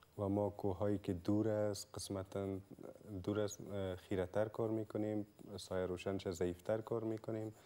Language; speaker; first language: Persian; native; Persian